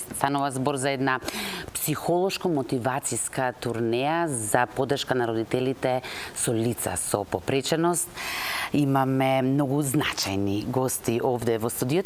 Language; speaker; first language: Macedonian; native; Macedonian